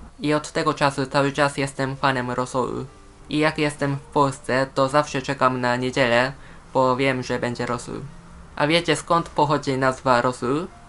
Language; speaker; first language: Polish; non-native, fluent; Japanese